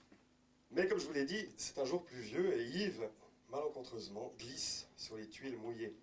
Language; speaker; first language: French; native; French